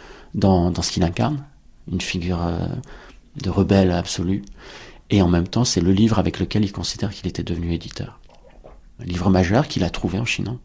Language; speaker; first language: French; native; French